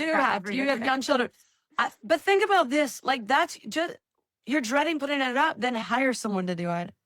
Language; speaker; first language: English; native; English